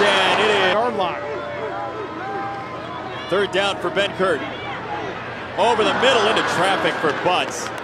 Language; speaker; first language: English; native; English